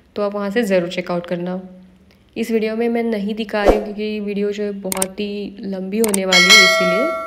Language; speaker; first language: Hindi; non-native, local second language; Marathi